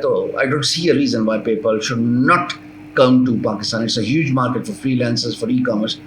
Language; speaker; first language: English; non-native, local second language; Urdu